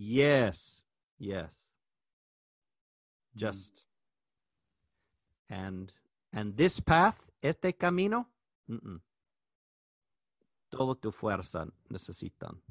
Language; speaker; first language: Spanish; non-native, learner; English